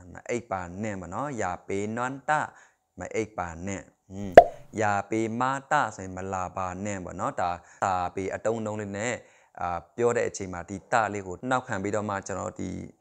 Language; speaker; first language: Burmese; non-native, local second language; Shan